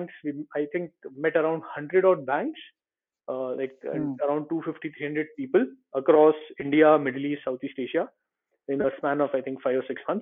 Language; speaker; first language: English; non-native, local second language; Marathi